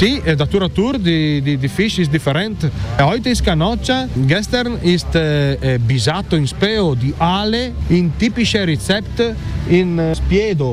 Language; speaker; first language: German; non-native, learner; Italian